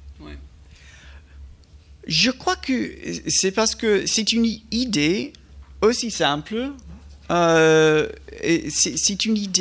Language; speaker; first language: French; non-native, fluent; English